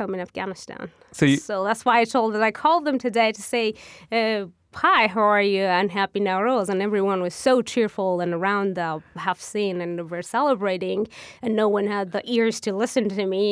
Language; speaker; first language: English; non-native, fluent; Persian